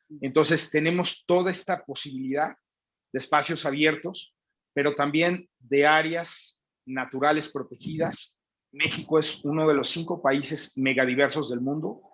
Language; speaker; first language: Spanish; native; Spanish